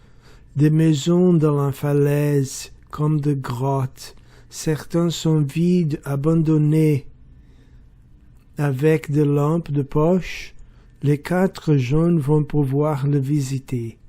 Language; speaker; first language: French; non-native, learner; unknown